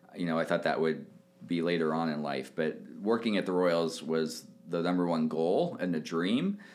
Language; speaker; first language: English; native; English